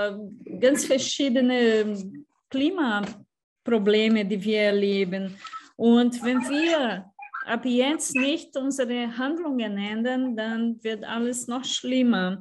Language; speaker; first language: German; non-native, fluent; Portuguese